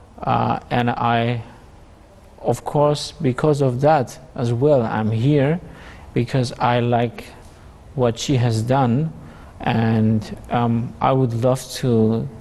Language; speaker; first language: English; non-native, fluent; Armenian